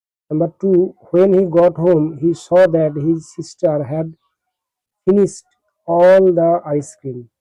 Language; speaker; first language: English; non-native, local second language; Bangla